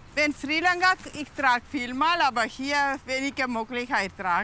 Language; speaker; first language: German; non-native, learner; Tamil